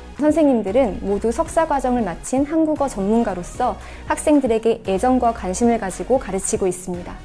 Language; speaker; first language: Korean; native; Korean